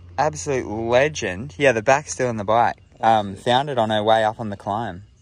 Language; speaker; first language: English; native; English